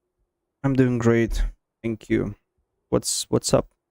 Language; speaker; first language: English; non-native, fluent; Russian